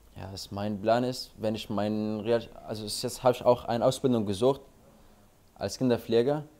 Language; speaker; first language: German; non-native, learner; Arabic